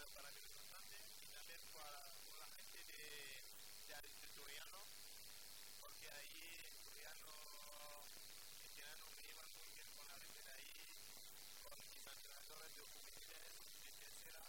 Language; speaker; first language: Spanish; non-native, fluent; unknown